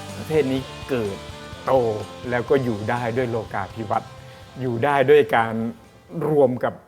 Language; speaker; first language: Thai; native; Thai